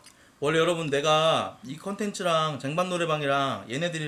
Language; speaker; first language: Korean; native; Korean